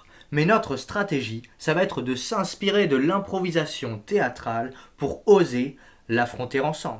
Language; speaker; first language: French; native; French